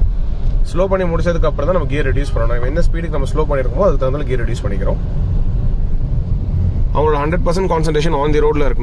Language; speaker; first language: Tamil; native; Tamil